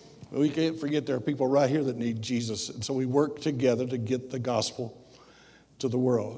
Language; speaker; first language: English; native; English